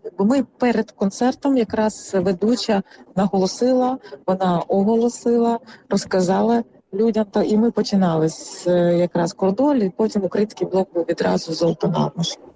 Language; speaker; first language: Ukrainian; native; Ukrainian